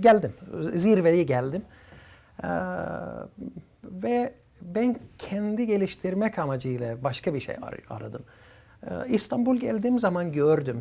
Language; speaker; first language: Turkish; early bilingual, other home language; Arabic